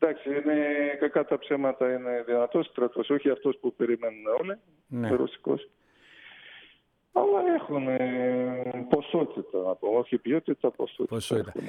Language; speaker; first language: Greek; non-native, fluent; Russian